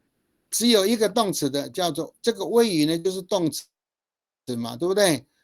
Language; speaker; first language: Chinese; non-native, local second language; Amis